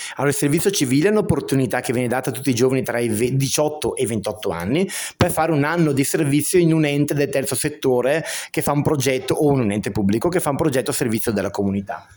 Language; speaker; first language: Italian; native; Italian